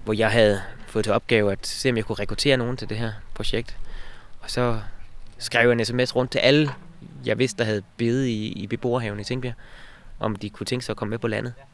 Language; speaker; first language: Danish; native; Danish